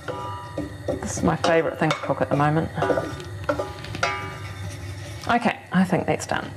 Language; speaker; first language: English; native; English